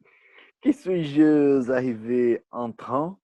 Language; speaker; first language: French; non-native, learner; Portuguese